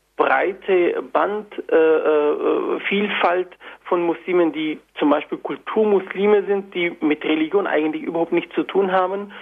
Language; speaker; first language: German; non-native, fluent; Turkish